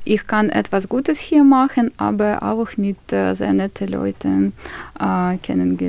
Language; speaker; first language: German; non-native, learner; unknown